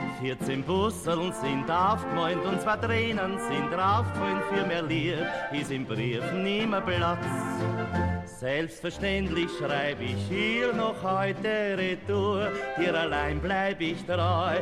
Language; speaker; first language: German; native; German